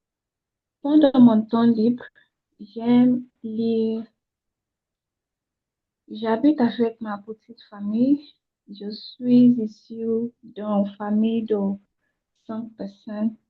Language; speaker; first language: French; non-native, learner; Yoruba